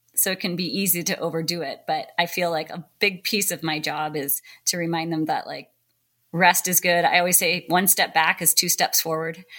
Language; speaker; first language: English; native; English